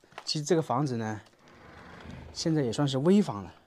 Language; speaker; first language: Chinese; native; Chinese